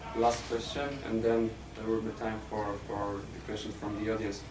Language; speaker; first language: English; non-native, fluent; Polish